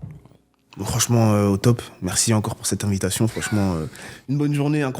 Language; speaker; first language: French; native; French